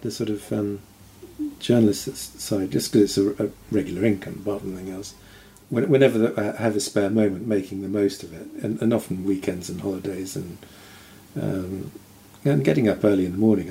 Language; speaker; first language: English; native; English